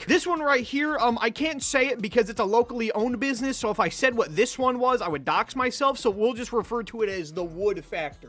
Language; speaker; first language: English; native; English